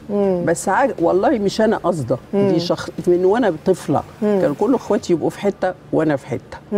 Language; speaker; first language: Arabic; native; Arabic